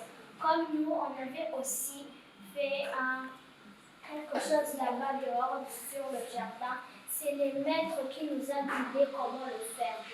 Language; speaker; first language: French; non-native, learner; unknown